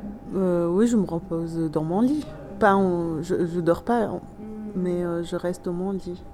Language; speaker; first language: French; non-native, local second language; Arabic